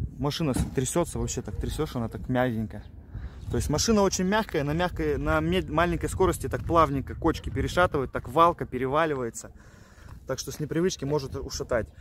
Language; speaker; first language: Russian; native; Russian